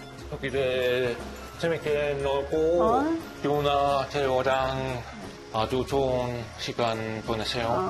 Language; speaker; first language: Korean; non-native, learner; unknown